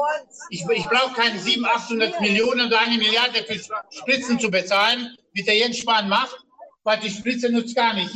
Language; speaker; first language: German; non-native, fluent; Romanian